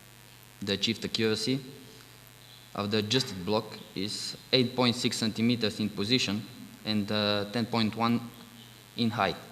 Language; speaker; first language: English; non-native, fluent; Bulgarian